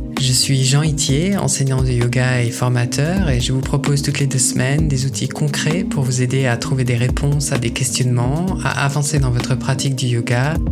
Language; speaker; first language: French; native; French